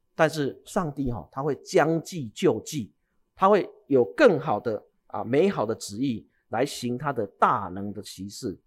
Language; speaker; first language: Chinese; native; Chinese